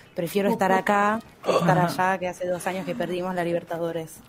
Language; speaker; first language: Spanish; non-native, fluent; French